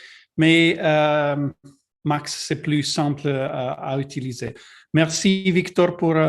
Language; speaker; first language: French; non-native, learner; Italian